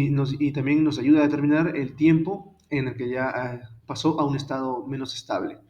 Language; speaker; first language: Spanish; native; Spanish